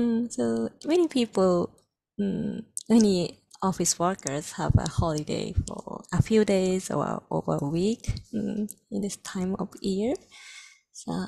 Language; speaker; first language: English; non-native, fluent; Japanese